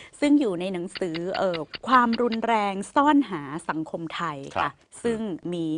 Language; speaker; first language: Thai; native; Thai